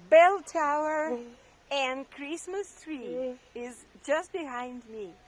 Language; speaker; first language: English; non-native, learner; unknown